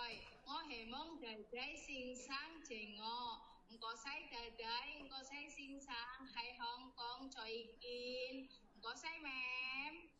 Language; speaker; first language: Cantonese; non-native, learner; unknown